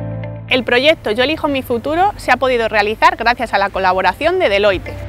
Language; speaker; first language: Spanish; native; Spanish